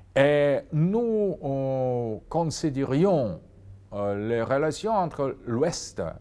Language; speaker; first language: French; non-native, fluent; Russian